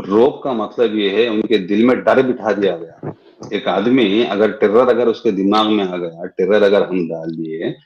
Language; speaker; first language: Hindi; non-native, local second language; Urdu